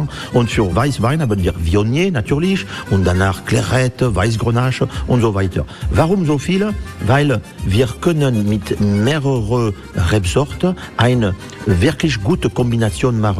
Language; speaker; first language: German; non-native, fluent; French